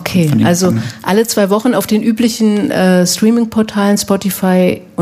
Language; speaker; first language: German; native; German